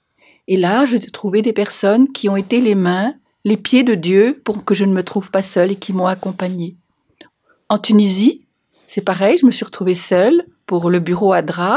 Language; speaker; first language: French; native; French